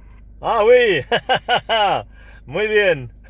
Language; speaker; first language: French; native; French